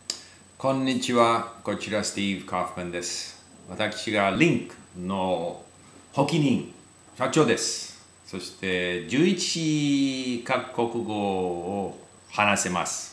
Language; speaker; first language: Japanese; non-native, fluent; English